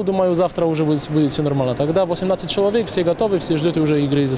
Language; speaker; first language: Russian; non-native, fluent; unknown